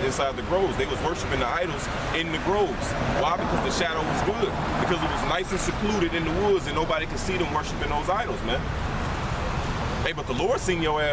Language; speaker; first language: English; native; English